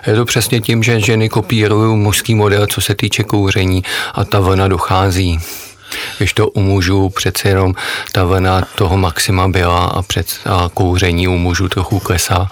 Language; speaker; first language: Czech; native; Czech